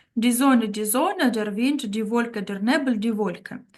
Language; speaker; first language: German; non-native, fluent; Ukrainian